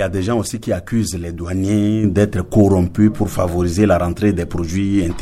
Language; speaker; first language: French; non-native, local second language; Sango